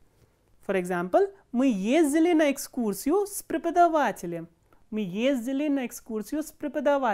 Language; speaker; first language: Russian; non-native, fluent; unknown